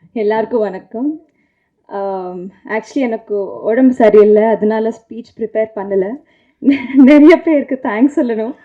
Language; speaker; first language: Tamil; non-native, learner; Telugu